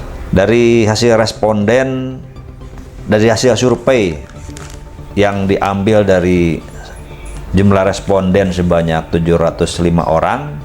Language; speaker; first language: Indonesian; native; Indonesian